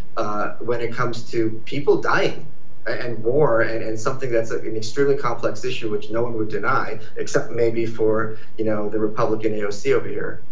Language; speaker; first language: English; early bilingual, other home language; Ukrainian